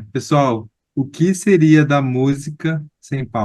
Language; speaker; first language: Portuguese; native; Portuguese